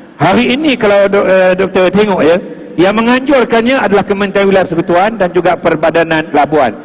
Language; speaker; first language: Malay; native; Malay